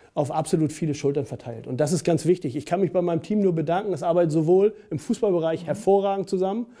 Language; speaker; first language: German; native; German